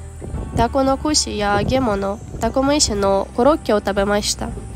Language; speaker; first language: Japanese; non-native, fluent; Ukrainian